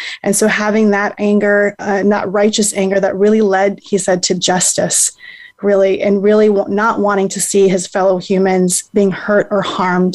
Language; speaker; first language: English; native; English